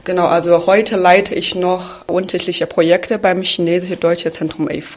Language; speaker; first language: German; non-native, fluent; Chinese